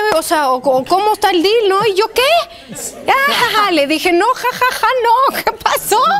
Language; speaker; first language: Spanish; early bilingual, other home language; Polish